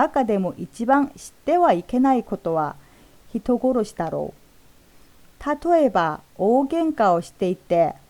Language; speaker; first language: Japanese; non-native, fluent; Korean